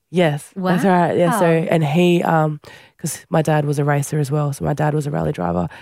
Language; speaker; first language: English; native; English